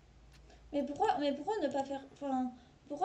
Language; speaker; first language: French; native; French